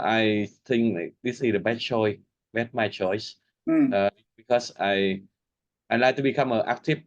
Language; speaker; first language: English; non-native, learner; Vietnamese